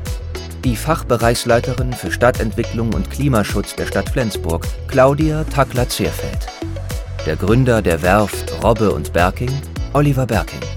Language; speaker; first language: German; native; German